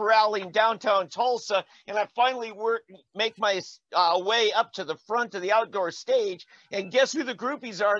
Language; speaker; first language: English; native; English